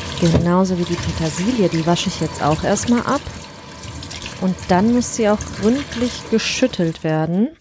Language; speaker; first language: German; early bilingual, other home language; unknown